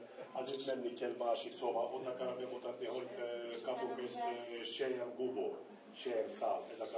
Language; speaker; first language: Hungarian; non-native, learner; Turkish